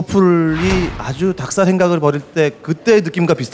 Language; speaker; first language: Korean; native; Korean